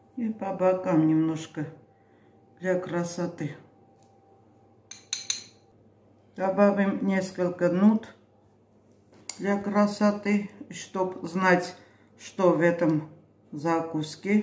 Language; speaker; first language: Russian; non-native, fluent; Armenian